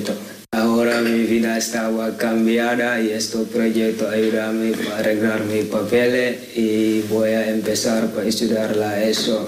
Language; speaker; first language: Spanish; non-native, learner; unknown